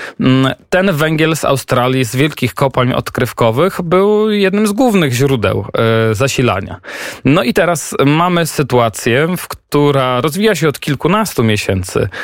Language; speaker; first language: Polish; native; Polish